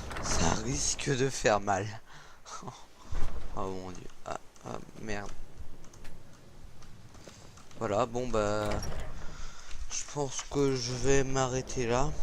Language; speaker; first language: French; native; French